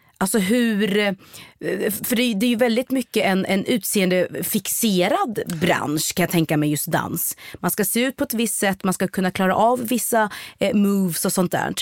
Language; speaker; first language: Swedish; native; Swedish